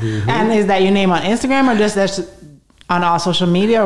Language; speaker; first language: English; native; English